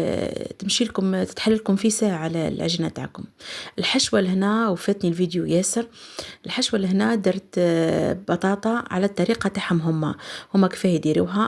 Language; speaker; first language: Arabic; native; Arabic